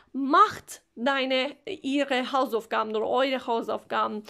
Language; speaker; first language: German; non-native, fluent; Turkish